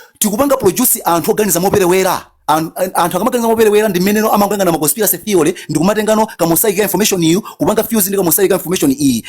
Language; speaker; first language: Nyanja; native; Nyanja